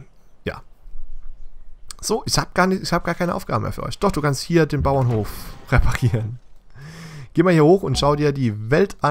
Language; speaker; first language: German; native; German